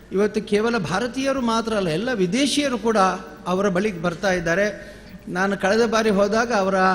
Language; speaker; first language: Kannada; non-native, local second language; Tulu